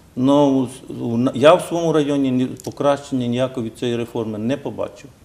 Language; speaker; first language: Ukrainian; native; Ukrainian